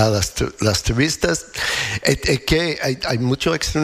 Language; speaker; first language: Spanish; non-native, learner; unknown